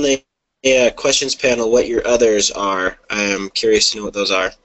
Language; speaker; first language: English; native; English